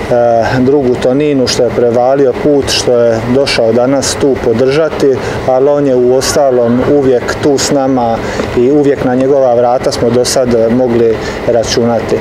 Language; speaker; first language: Serbian; native; Serbian